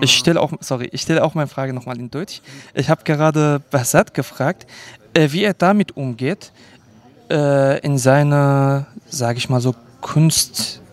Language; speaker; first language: German; early bilingual, other home language; Kurdish